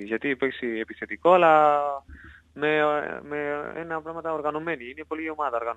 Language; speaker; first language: Greek; non-native, learner; Spanish